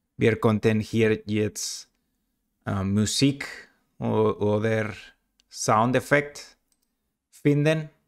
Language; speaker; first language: German; non-native, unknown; Spanish